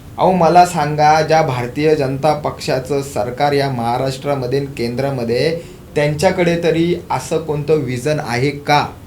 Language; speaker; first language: Marathi; native; Marathi